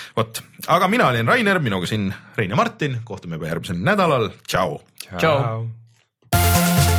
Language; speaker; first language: Estonian; native; Estonian